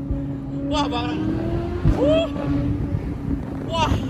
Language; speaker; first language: Indonesian; native; Indonesian